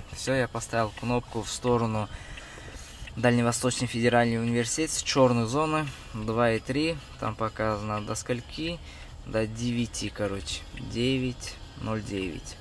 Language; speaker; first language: Russian; non-native, fluent; Uzbek